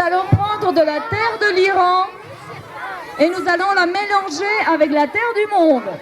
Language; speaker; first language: French; non-native, fluent; Romanian